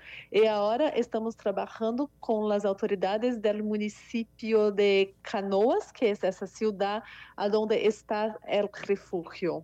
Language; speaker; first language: Spanish; non-native, fluent; Portuguese